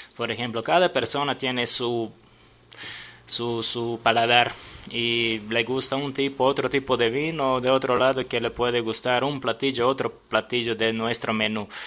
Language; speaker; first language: Spanish; non-native, learner; Serbian